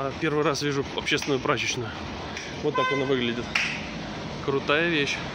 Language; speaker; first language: Russian; native; Russian